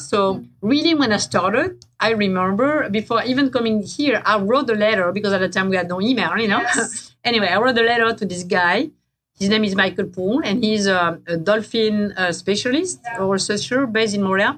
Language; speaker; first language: English; non-native, fluent; French